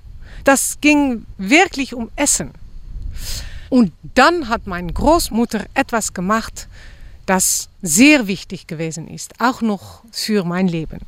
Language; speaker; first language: German; non-native, fluent; Dutch